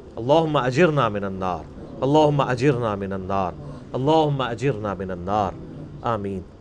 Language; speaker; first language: Urdu; non-native, local second language; Punjabi